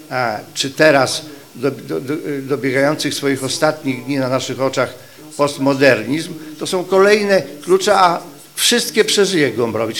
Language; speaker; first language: Polish; native; Polish